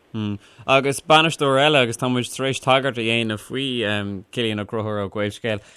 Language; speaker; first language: Irish; native; Irish